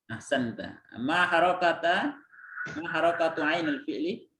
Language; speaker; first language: Arabic; non-native, fluent; Indonesian